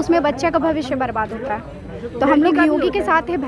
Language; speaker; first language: Hindi; native; Hindi